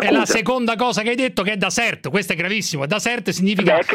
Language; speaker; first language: Italian; native; Italian